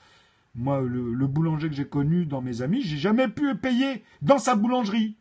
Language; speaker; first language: French; native; French